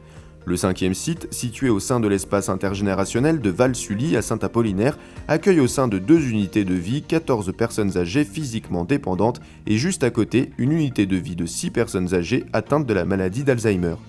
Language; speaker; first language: French; native; French